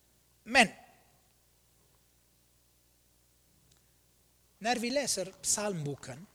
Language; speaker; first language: Swedish; non-native, fluent; Armenian